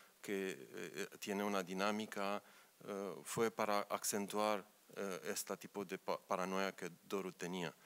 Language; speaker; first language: Spanish; non-native, learner; Romanian